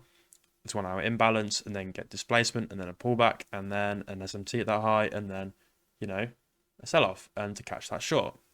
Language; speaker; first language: English; native; English